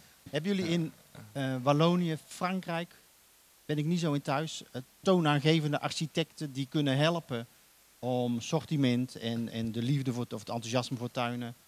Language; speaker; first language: Dutch; native; Dutch